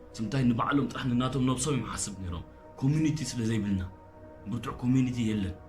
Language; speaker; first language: Tigrinya; early bilingual, heritage; Tigrinya